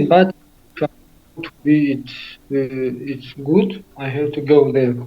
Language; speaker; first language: English; non-native, learner; Tajik